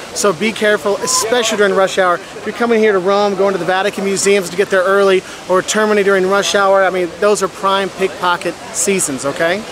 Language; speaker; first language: English; native; English